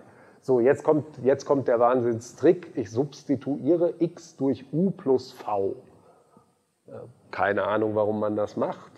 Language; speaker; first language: German; native; German